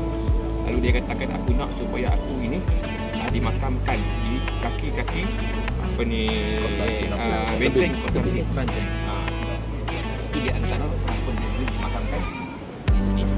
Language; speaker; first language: Malay; native; Malay